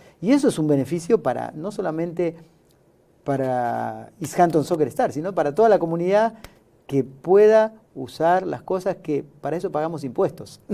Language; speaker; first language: Spanish; native; Spanish